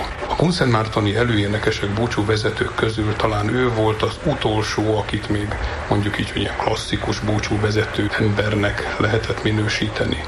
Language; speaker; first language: Hungarian; native; Hungarian